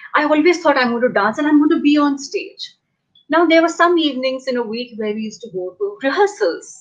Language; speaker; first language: English; non-native, local second language; Hindi